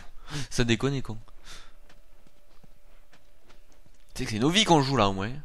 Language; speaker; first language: French; native; French